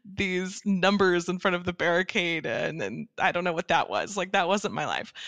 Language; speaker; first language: English; native; English